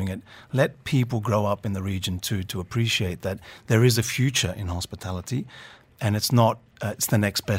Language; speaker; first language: English; native; English